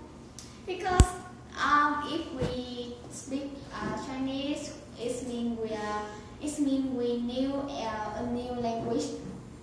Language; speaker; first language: English; non-native, learner; Vietnamese